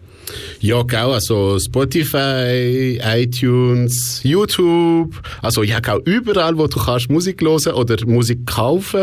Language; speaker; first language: German; non-native, local second language; French